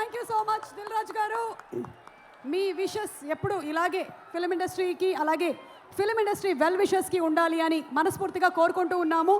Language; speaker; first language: Telugu; native; Telugu